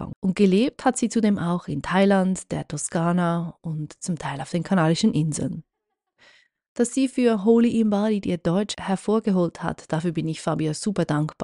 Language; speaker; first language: German; native; German